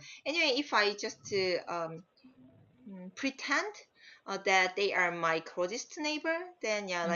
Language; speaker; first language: English; non-native, learner; Korean